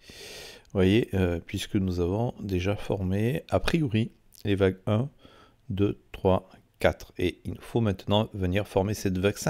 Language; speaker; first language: French; native; French